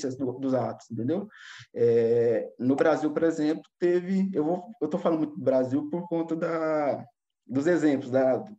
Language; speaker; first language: Portuguese; native; Portuguese